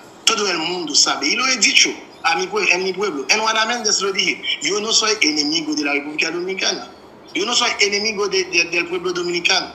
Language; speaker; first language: Spanish; non-native, fluent; Haitian Creole